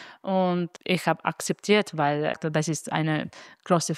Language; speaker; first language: German; non-native, fluent; Italian